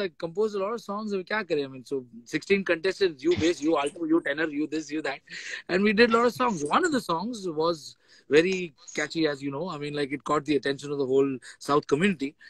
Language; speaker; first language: English; native; English